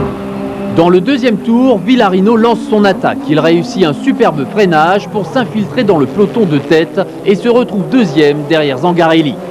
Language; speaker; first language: French; native; French